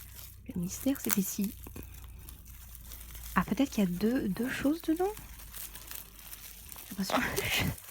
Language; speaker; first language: French; native; French